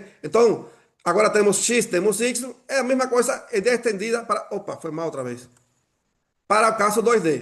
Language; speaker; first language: Portuguese; non-native, fluent; Spanish